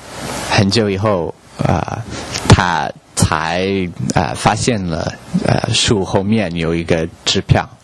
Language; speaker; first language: Chinese; non-native, learner; English